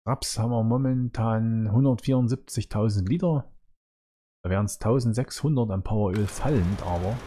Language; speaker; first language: German; native; German